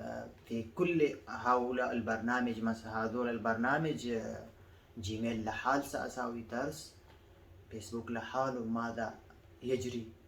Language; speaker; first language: Arabic; non-native, fluent; Pashto